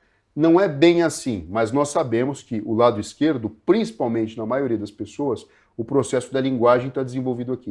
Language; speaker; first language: Portuguese; native; Portuguese